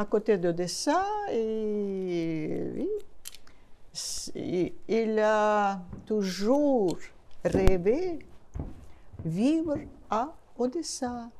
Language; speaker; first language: French; non-native, learner; Russian